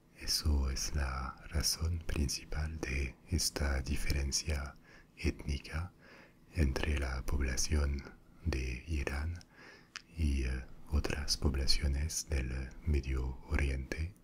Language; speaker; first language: Spanish; non-native, fluent; French